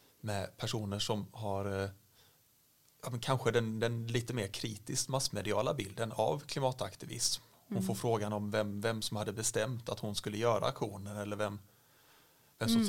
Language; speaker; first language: Swedish; native; Swedish